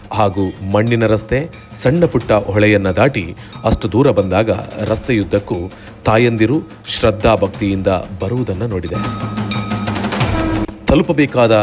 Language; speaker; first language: Kannada; native; Kannada